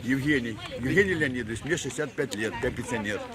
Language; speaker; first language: Russian; native; Russian